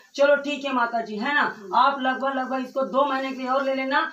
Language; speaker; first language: Hindi; native; Hindi